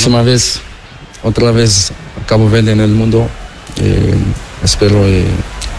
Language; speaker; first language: Spanish; non-native, learner; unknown